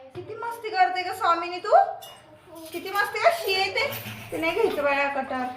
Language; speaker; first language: Marathi; non-native, local second language; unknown